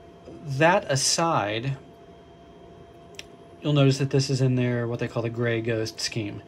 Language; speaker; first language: English; native; English